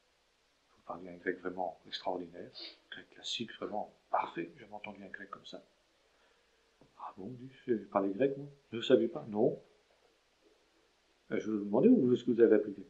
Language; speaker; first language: French; native; French